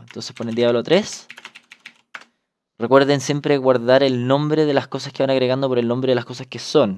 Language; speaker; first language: Spanish; native; Spanish